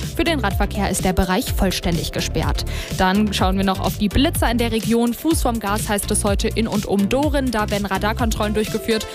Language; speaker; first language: German; native; German